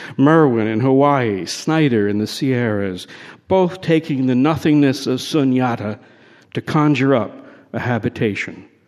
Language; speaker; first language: English; native; English